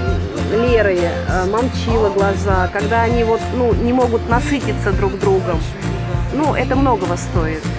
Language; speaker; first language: Russian; native; Russian